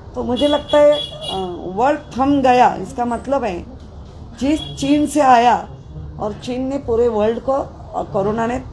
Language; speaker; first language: Hindi; non-native, local second language; Marathi